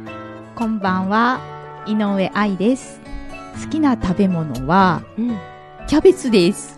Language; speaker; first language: Japanese; native; Japanese